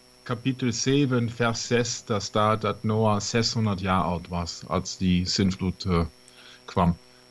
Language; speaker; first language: Dutch; non-native, learner; German